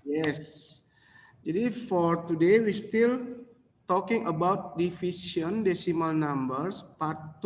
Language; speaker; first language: English; non-native, local second language; Indonesian